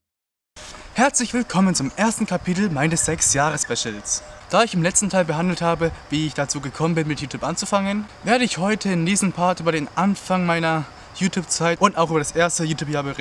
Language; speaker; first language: German; native; German